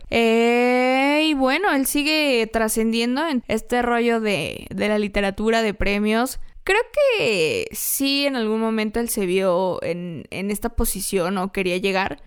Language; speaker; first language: Spanish; native; Spanish